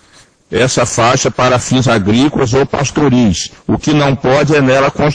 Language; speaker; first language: Portuguese; native; Portuguese